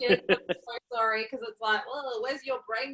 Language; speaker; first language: English; native; English